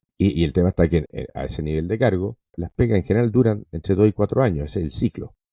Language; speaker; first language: Spanish; non-native, local second language; English